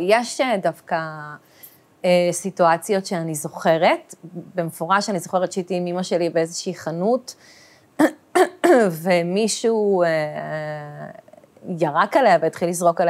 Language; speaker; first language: Hebrew; early bilingual, other home language; Russian